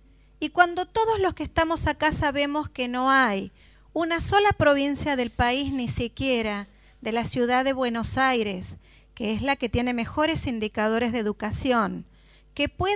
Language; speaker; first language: Spanish; native; Spanish